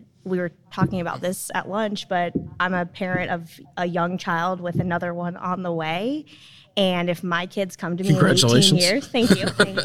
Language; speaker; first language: English; native; English